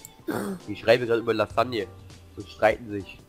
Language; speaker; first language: German; native; German